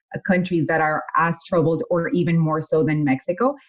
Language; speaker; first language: English; non-native, fluent; Spanish